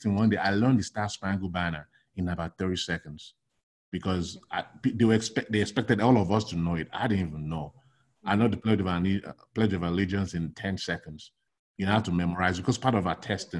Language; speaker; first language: English; non-native, local second language; Yoruba